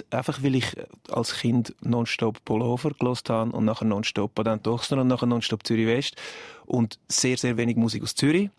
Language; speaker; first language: German; native; German